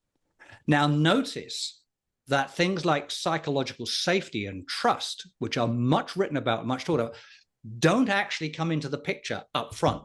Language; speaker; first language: English; native; English